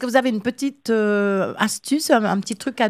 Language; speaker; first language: French; native; French